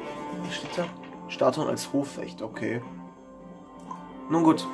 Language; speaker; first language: German; native; German